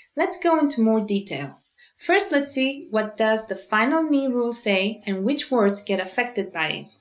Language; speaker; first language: English; non-native, fluent; Greek